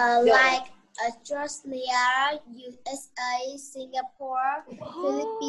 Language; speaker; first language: English; non-native, learner; Vietnamese